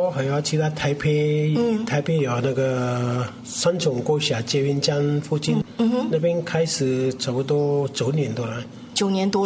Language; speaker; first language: Chinese; non-native, learner; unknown